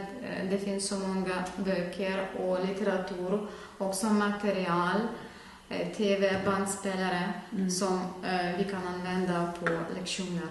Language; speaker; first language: Swedish; non-native, fluent; Ukrainian